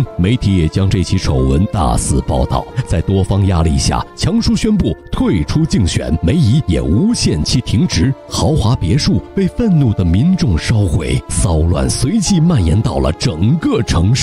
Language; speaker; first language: Chinese; native; Chinese